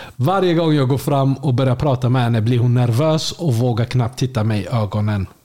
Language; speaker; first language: Swedish; early bilingual, other home language; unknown